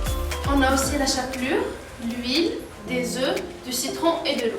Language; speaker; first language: French; non-native, learner; Arabic